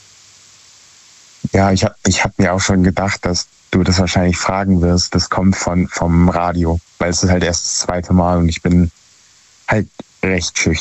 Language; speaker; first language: German; native; German